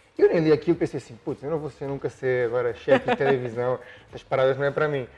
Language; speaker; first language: Portuguese; native; Portuguese